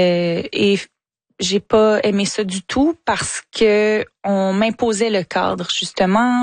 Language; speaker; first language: French; native; French